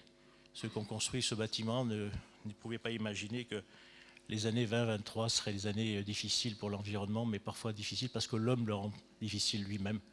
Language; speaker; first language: French; native; French